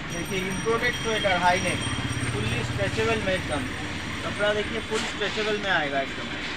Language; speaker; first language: Hindi; non-native, local second language; Bangla